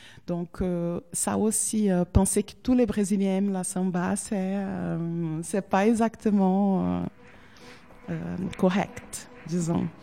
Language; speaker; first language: French; non-native, fluent; Portuguese